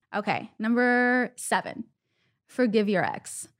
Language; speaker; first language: English; non-native, fluent; Hebrew